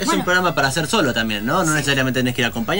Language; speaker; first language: Spanish; native; Spanish